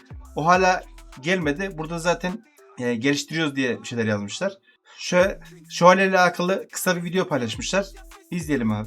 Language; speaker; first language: Turkish; native; Turkish